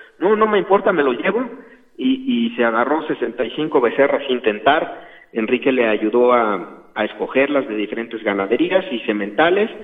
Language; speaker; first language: Spanish; native; Spanish